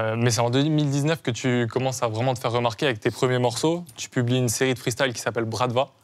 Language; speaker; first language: French; native; French